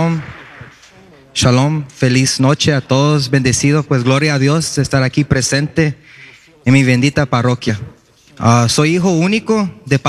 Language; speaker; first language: Spanish; early bilingual, heritage; Spanish